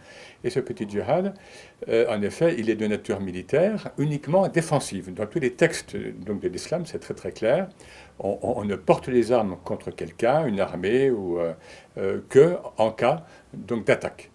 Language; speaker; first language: French; native; French